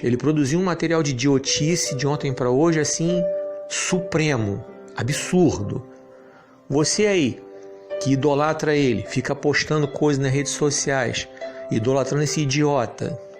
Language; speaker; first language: Portuguese; native; Portuguese